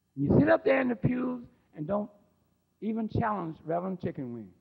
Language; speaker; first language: English; native; English